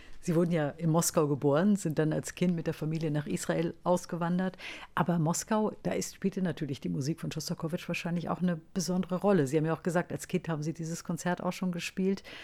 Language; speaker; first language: German; native; German